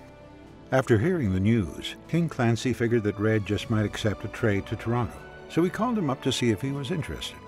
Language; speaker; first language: English; native; English